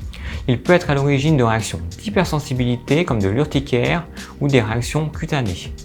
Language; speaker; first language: French; native; French